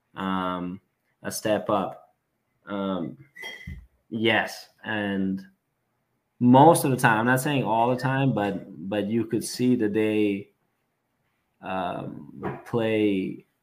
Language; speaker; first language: English; non-native, fluent; Serbian